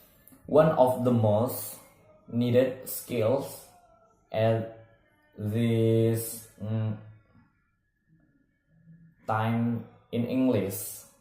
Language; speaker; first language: English; non-native, learner; Indonesian